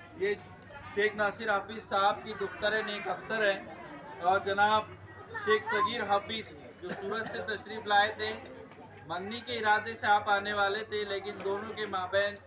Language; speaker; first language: Urdu; native; Urdu